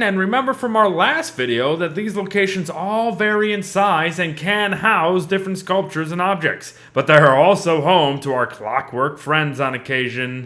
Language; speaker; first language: English; native; English